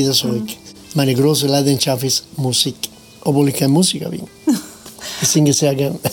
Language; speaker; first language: German; non-native, fluent; Spanish